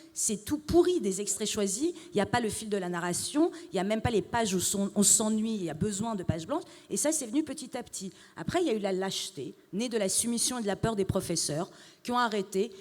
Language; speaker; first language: French; early bilingual, other home language; Persian